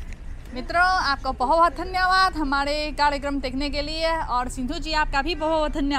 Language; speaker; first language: Hindi; non-native, fluent; Chinese